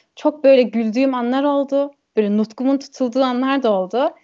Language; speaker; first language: Turkish; early bilingual, heritage; Turkish